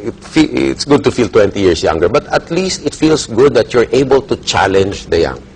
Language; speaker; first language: English; non-native, local second language; Filipino